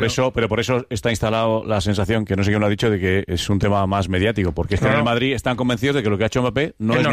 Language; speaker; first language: Spanish; native; Spanish